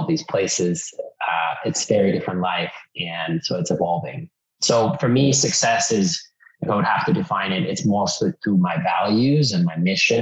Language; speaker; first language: English; non-native, fluent; Finnish